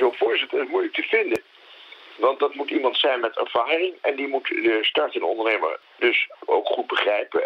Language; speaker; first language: Dutch; native; Dutch